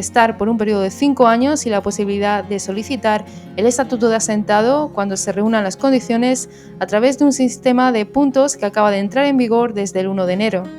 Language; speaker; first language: Spanish; native; Spanish